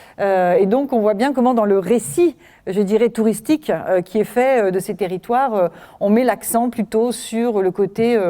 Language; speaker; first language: French; native; French